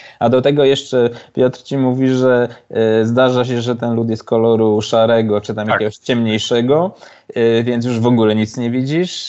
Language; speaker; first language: Polish; native; Polish